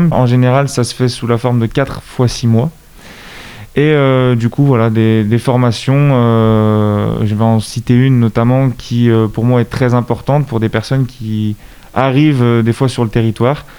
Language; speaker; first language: French; native; French